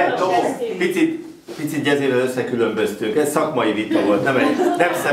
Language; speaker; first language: Hungarian; native; Hungarian